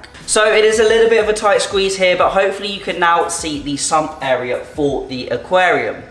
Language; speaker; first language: English; native; English